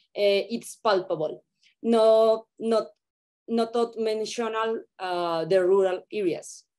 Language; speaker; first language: English; non-native, learner; Spanish